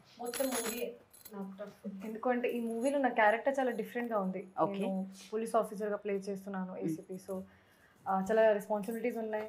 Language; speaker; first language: Telugu; non-native, learner; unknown